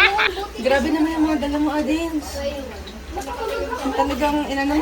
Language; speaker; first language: Filipino; native; Filipino